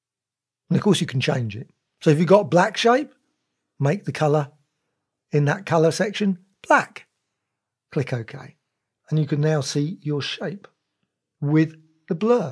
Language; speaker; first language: English; native; English